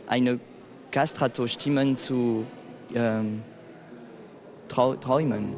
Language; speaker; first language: German; non-native, fluent; French